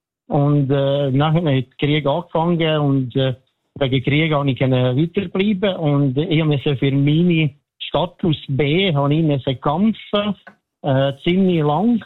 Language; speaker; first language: German; non-native, fluent; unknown